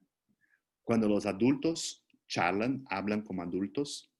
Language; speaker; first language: Spanish; non-native, fluent; Portuguese